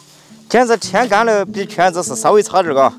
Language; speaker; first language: Chinese; native; Chinese